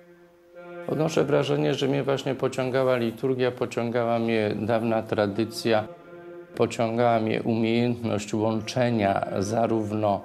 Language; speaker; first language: Polish; native; Polish